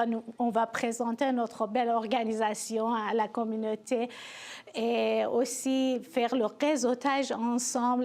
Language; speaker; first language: French; non-native, fluent; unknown